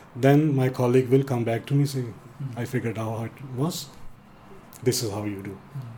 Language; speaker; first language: English; non-native, fluent; Danish